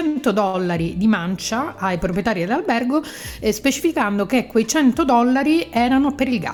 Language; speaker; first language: Italian; native; Italian